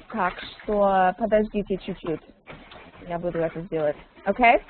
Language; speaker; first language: Russian; non-native, learner; English